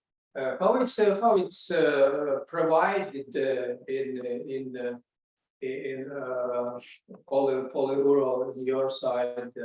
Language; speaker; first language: English; non-native, learner; Latvian